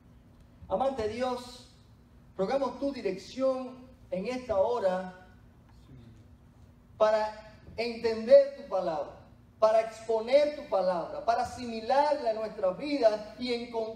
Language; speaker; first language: Spanish; native; Spanish